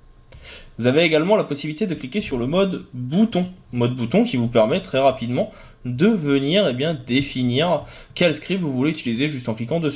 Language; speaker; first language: French; native; French